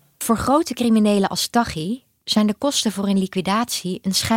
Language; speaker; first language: Dutch; native; Dutch